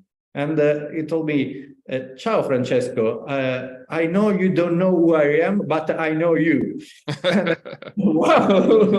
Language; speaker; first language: English; non-native, learner; Italian